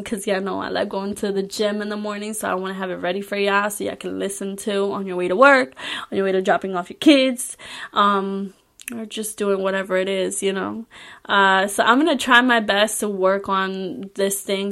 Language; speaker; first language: English; early bilingual, other home language; Spanish